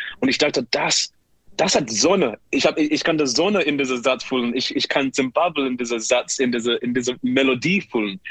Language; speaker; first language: German; non-native, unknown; English